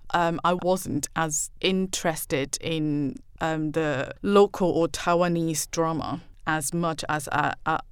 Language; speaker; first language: English; non-native, fluent; Chinese